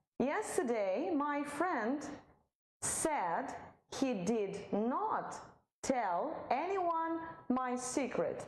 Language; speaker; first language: English; non-native, fluent; Romanian